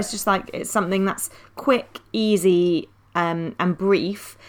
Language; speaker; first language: English; native; English